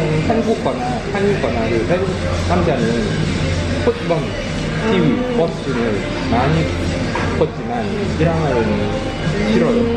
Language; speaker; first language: Korean; non-native, learner; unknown